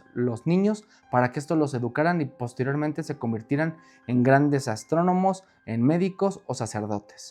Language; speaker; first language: Spanish; native; Spanish